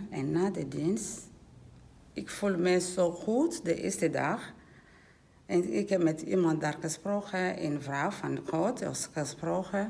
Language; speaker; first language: Dutch; non-native, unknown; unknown